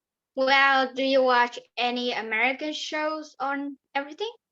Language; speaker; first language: English; non-native, learner; Vietnamese